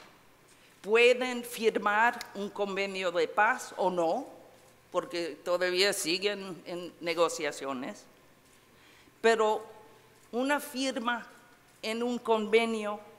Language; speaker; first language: Spanish; non-native, fluent; English